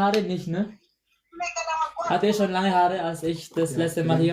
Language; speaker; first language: German; non-native, learner; Cebuano